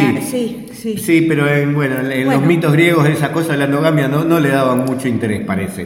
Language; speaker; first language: Spanish; native; Spanish